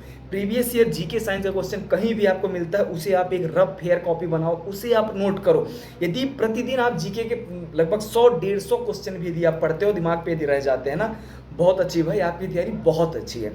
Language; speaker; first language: Hindi; native; Hindi